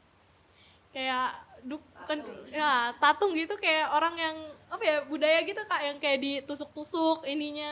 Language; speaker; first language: Indonesian; native; Indonesian